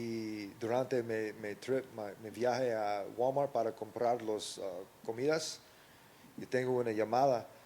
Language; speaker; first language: Spanish; early bilingual, heritage; English